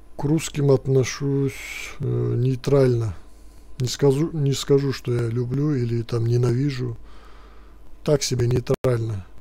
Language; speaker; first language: Russian; non-native, local second language; Turkish